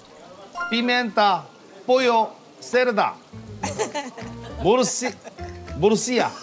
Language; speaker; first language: Spanish; non-native, learner; Korean